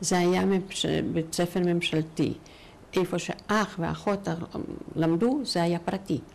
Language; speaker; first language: Hebrew; non-native, fluent; Yiddish